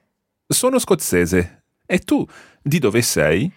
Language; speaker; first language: Italian; non-native, fluent; English